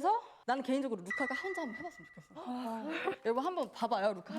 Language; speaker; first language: Korean; native; Korean